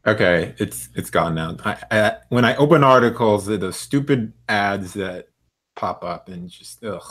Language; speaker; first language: English; native; English